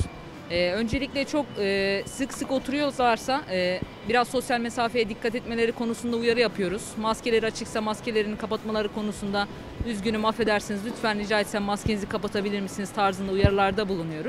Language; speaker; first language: Turkish; native; Turkish